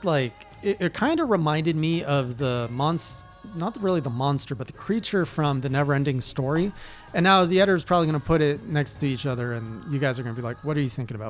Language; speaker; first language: English; native; English